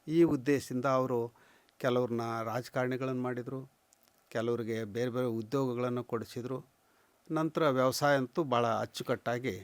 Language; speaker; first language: Kannada; native; Kannada